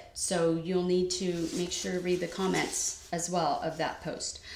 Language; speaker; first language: English; native; English